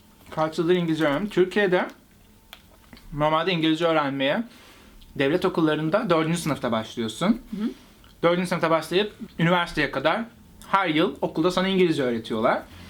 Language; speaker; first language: Turkish; native; Turkish